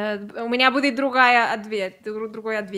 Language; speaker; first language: Russian; non-native, learner; Catalan